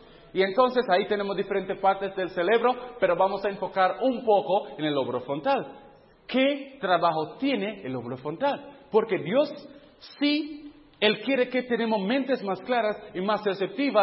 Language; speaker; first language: Spanish; non-native, fluent; English